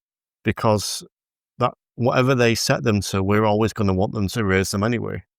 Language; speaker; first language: English; native; English